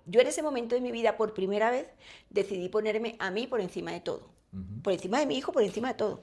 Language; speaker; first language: Spanish; native; Spanish